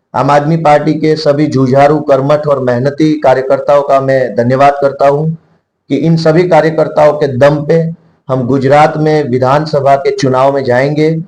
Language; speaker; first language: Hindi; non-native, local second language; Gujarati